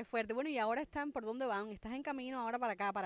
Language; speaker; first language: Spanish; native; Spanish